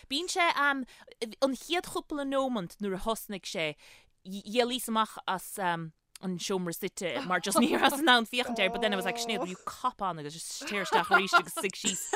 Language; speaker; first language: Irish; native; Irish